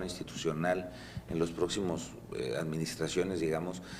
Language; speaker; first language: Spanish; native; Spanish